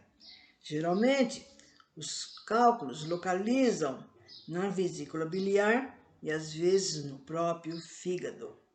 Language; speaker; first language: Portuguese; native; Portuguese